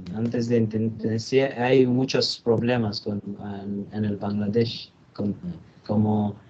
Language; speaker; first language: Spanish; non-native, learner; Bangla